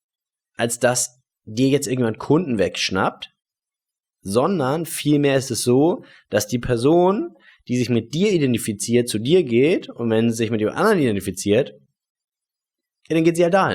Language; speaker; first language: German; native; German